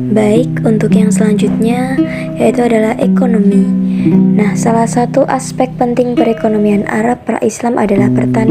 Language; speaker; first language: Indonesian; native; Indonesian